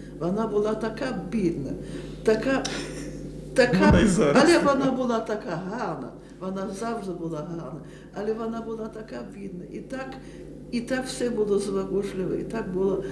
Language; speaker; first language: Ukrainian; early bilingual, heritage; Ukrainian